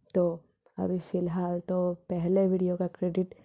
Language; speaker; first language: Hindi; non-native, local second language; Santali